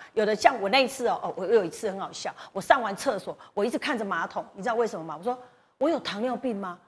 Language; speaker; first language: Chinese; native; Chinese